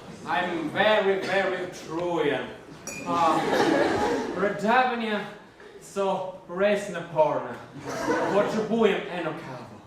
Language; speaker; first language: Slovenian; non-native, learner; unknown